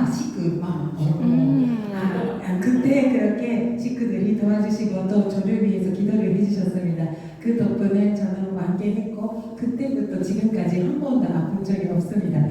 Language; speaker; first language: Korean; non-native, learner; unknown